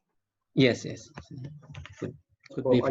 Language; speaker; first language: English; non-native, fluent; Indonesian